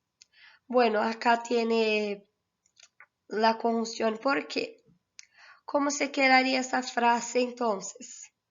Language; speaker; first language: Spanish; non-native, fluent; Portuguese